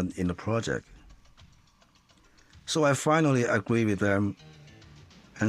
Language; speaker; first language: English; non-native, local second language; Cantonese